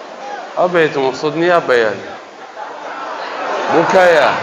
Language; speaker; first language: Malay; non-native, fluent; Arabic